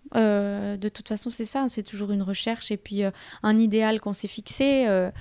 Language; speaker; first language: French; native; French